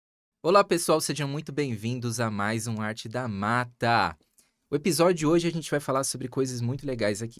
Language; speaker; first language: Portuguese; native; Portuguese